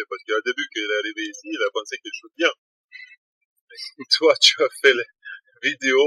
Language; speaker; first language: French; non-native, learner; Russian